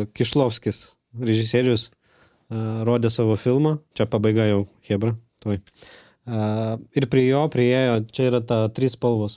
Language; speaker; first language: Lithuanian; non-native, local second language; Russian